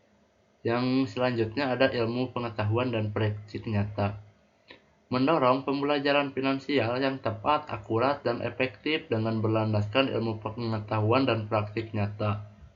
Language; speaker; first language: Indonesian; native; Indonesian